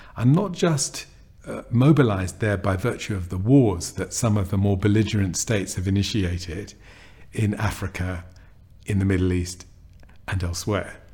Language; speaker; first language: English; native; English